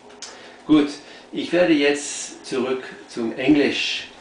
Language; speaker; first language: German; non-native, fluent; English